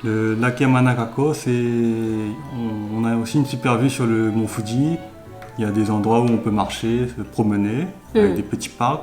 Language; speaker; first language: French; native; French